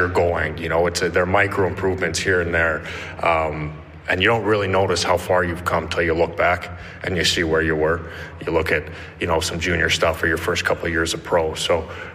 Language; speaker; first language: English; native; English